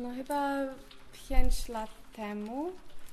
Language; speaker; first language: Polish; early bilingual, heritage; English